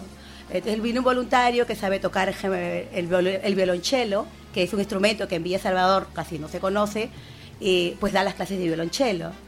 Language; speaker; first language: Spanish; native; Spanish